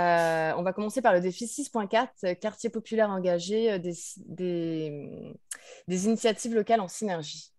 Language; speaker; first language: French; native; French